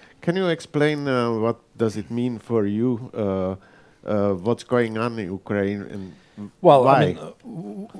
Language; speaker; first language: English; non-native, fluent; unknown